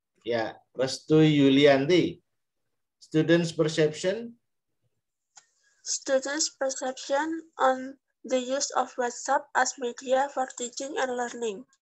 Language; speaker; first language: English; non-native, fluent; Indonesian